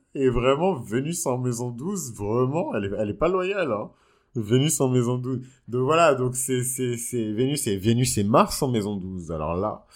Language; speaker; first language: French; native; French